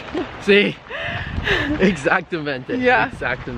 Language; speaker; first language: Spanish; non-native, learner; English